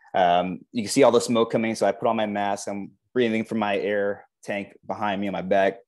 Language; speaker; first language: English; native; English